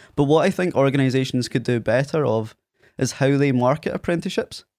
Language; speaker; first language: English; native; English